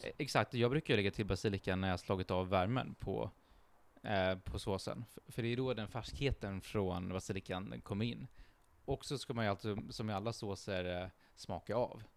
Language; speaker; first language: Swedish; early bilingual, other home language; Italian